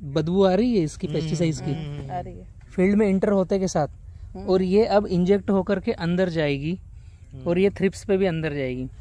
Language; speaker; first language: Hindi; native; Hindi